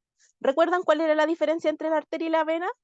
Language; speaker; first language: Spanish; native; Spanish